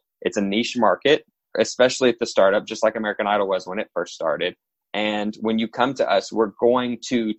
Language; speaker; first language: English; native; English